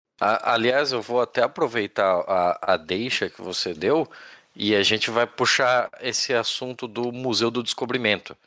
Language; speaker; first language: Portuguese; native; Portuguese